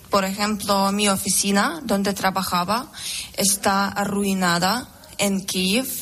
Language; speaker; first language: Spanish; non-native, learner; Ukrainian